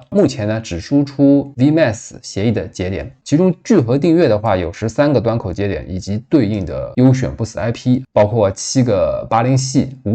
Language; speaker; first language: Chinese; native; Chinese